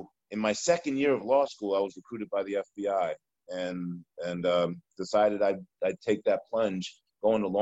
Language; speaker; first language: English; native; English